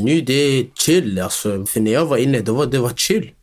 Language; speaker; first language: Swedish; non-native, local second language; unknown